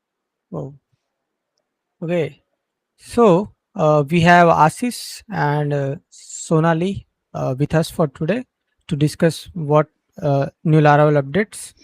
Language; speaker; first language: English; non-native, local second language; Gujarati